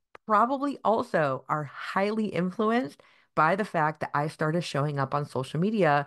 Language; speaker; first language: English; native; English